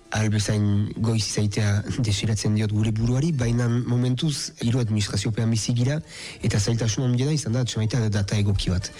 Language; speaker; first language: Basque; native; Basque